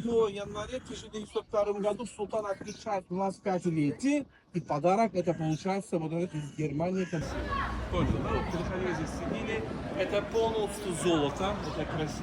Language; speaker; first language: Russian; non-native, learner; Turkish